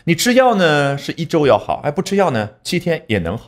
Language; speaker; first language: Chinese; native; Chinese